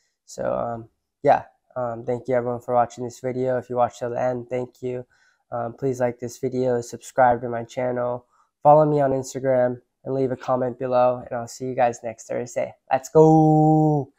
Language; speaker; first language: English; early bilingual, other home language; Japanese